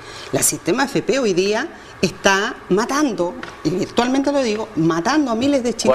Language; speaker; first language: Spanish; native; Spanish